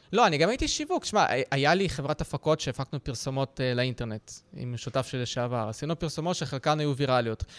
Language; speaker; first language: Hebrew; early bilingual, other home language; Russian